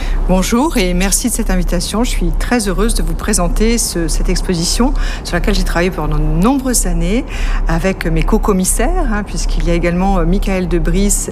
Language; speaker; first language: French; native; French